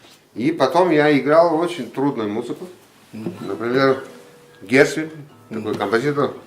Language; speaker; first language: Russian; non-native, learner; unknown